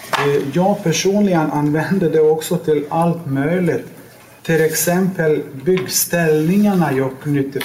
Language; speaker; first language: Swedish; non-native, learner; Lithuanian